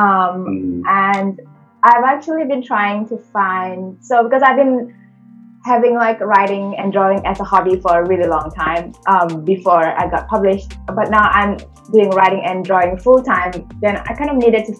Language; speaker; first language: English; early bilingual, other home language; Indonesian